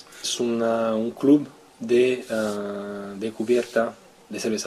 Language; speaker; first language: Spanish; non-native, fluent; French